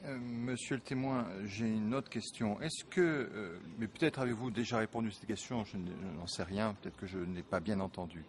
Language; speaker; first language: French; native; French